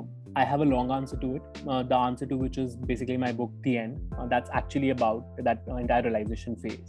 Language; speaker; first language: English; non-native, local second language; Hindi